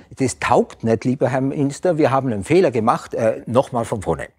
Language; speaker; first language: German; native; German